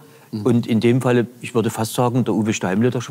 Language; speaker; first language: German; native; German